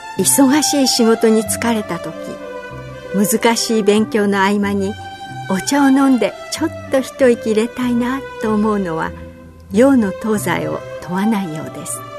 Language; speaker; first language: Japanese; native; Japanese